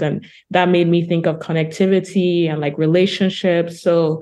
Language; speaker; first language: English; non-native, local second language; Yoruba